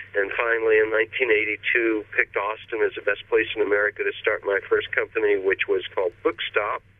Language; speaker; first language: English; native; English